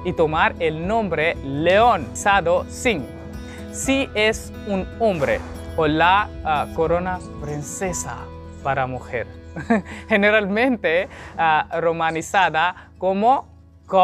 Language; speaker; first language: Spanish; non-native, learner; Hindi